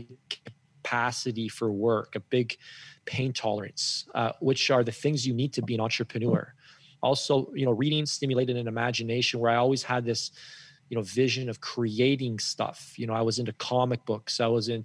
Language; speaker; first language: English; native; English